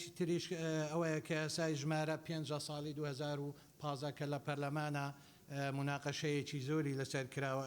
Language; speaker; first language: Central Kurdish; non-native, local second language; Assyrian Neo-Aramaic